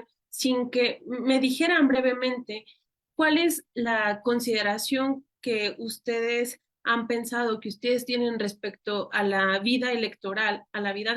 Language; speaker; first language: Spanish; native; Spanish